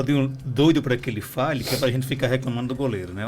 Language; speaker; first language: Portuguese; native; Portuguese